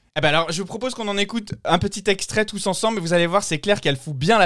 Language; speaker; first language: French; native; French